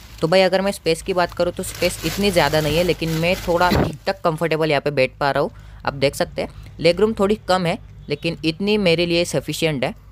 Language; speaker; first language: Hindi; non-native, local second language; Marathi